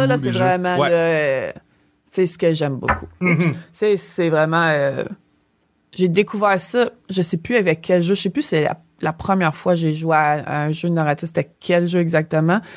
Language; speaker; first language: French; native; French